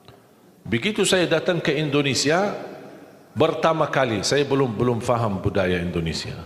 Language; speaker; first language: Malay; non-native, fluent; Arabic